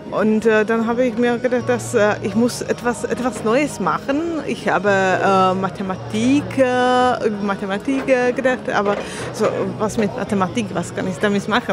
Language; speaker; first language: German; non-native, learner; Slovak